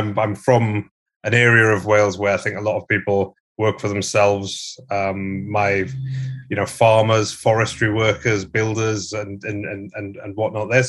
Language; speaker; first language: English; native; English